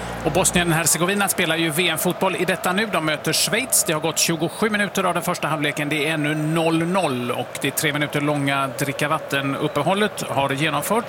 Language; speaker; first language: Swedish; native; Swedish